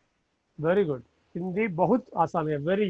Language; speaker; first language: Hindi; non-native, learner; Tamil